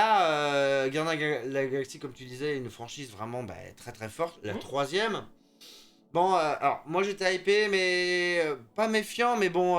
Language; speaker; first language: French; native; French